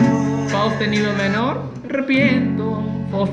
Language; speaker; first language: Spanish; native; Spanish